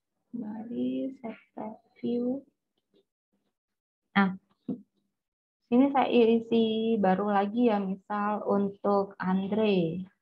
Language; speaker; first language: Indonesian; native; Indonesian